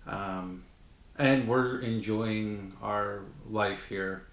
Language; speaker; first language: English; native; English